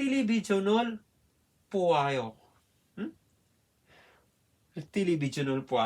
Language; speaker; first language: Korean; non-native, fluent; Filipino